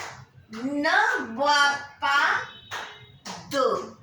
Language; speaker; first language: French; non-native, fluent; Bangla